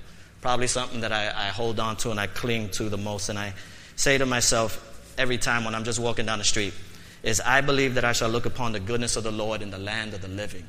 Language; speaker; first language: English; native; English